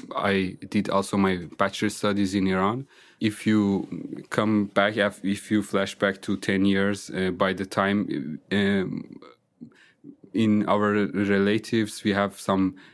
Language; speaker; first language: English; non-native, fluent; Azerbaijani